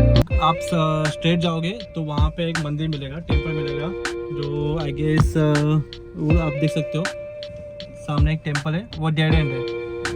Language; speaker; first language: Hindi; native; Hindi